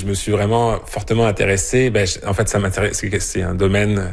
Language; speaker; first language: French; native; French